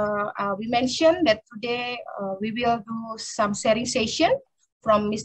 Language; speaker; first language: English; non-native, learner; Indonesian